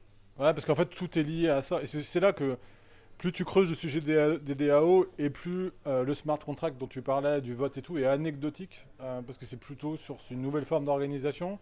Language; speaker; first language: French; native; French